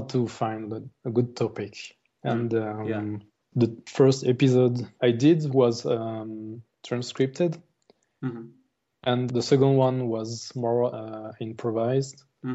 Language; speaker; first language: English; non-native, learner; German